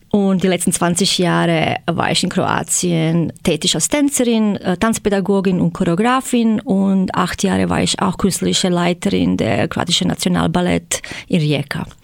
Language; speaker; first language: German; non-native, fluent; Croatian